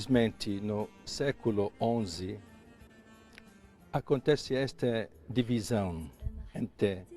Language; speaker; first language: Portuguese; non-native, fluent; Arabic